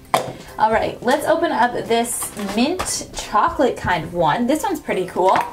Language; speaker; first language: English; native; English